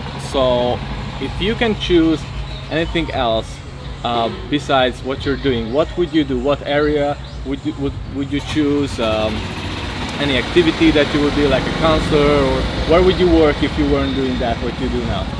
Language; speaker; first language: English; non-native, fluent; Hungarian